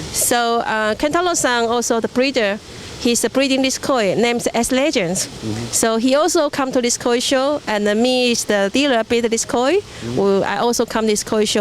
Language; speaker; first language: English; non-native, learner; Chinese